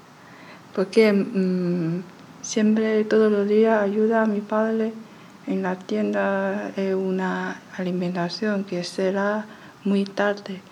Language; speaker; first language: Spanish; non-native, learner; Chinese